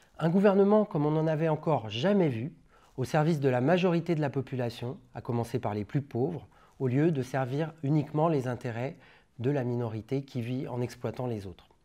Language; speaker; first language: French; native; French